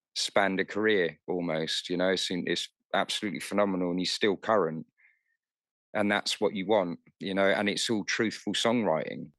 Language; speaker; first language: English; native; English